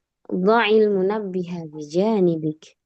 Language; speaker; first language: Arabic; non-native, fluent; Indonesian